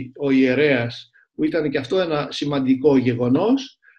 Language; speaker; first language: Greek; early bilingual, other home language; Turkish